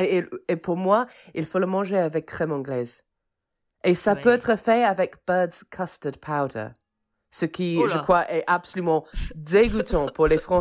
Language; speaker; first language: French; non-native, fluent; English